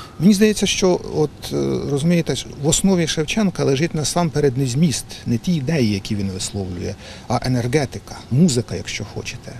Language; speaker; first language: Ukrainian; native; Ukrainian